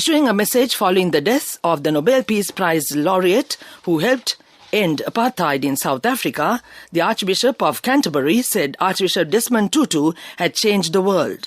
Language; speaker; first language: English; non-native, local second language; Sinhala